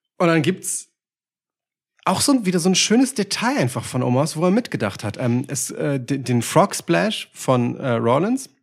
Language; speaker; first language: German; early bilingual, other home language; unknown